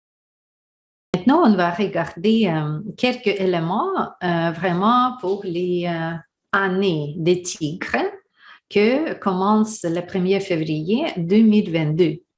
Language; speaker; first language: French; non-native, learner; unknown